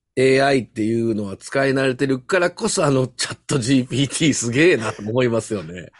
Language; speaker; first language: Japanese; native; Japanese